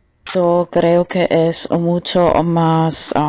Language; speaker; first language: Spanish; non-native, fluent; German